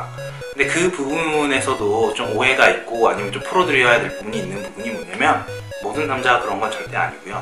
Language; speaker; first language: Korean; native; Korean